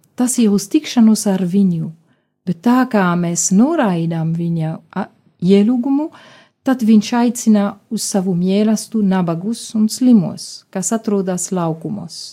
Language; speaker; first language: Latvian; non-native, fluent; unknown